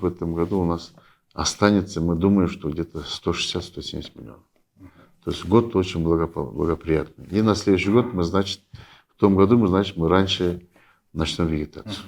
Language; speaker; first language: Russian; non-native, local second language; Kyrgyz